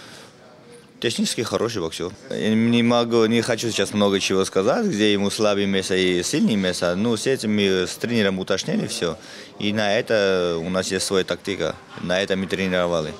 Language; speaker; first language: Russian; non-native, fluent; Armenian